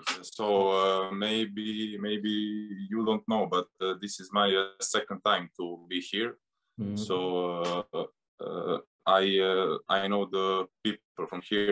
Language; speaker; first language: English; non-native, learner; Serbian